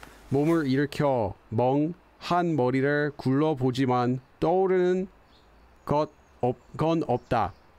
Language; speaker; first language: Korean; non-native, fluent; English